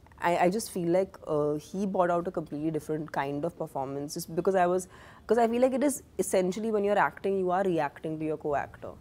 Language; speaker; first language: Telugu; non-native, local second language; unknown